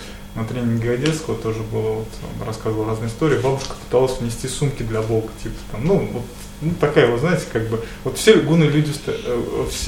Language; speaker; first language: Russian; native; Russian